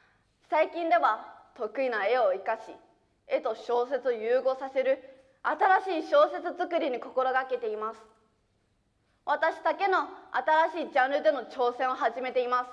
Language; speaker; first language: Japanese; early bilingual, other home language; Chinese